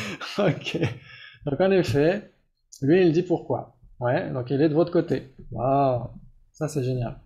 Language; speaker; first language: French; native; French